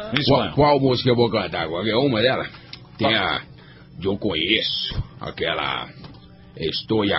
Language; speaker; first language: Portuguese; native; Portuguese